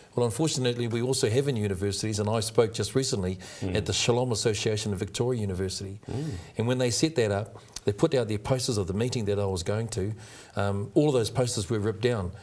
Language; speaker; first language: English; native; English